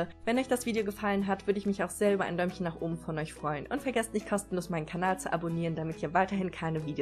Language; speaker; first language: German; native; German